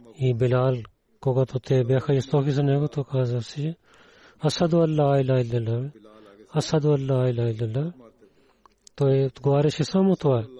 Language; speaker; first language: Bulgarian; non-native, learner; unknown